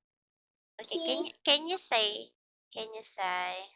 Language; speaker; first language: English; non-native, fluent; Filipino